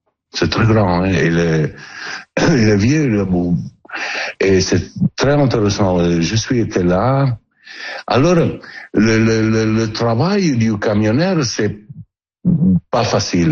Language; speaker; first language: French; non-native, learner; Italian